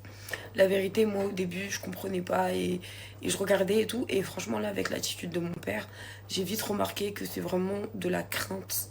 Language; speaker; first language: French; native; French